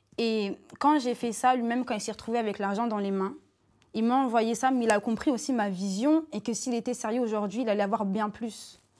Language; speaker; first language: French; native; French